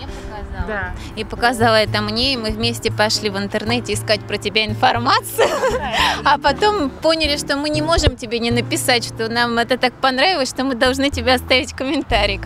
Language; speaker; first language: Russian; native; Russian